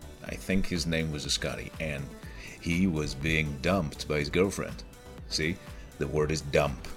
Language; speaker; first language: English; non-native, fluent; Persian